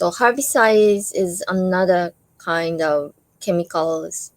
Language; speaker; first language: English; non-native, learner; Japanese